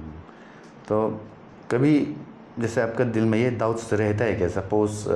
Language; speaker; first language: Hindi; non-native, local second language; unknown